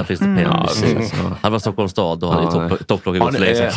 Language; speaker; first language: Swedish; native; Swedish